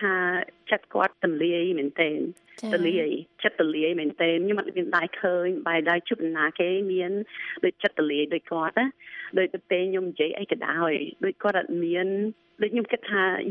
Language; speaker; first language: Khmer; early bilingual, other home language; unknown